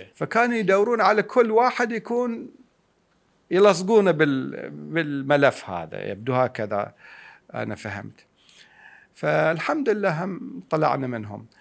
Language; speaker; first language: Arabic; native; Arabic